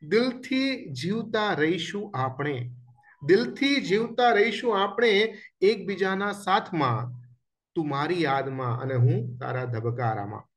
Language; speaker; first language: Hindi; non-native, local second language; Gujarati